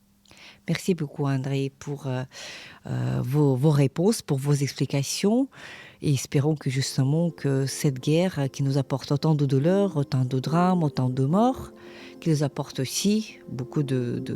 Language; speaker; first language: French; non-native, fluent; Ukrainian